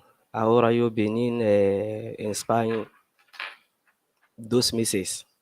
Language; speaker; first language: Spanish; non-native, learner; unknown